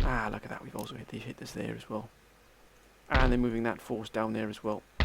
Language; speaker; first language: English; native; English